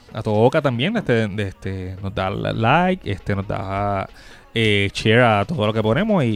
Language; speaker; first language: Spanish; native; Spanish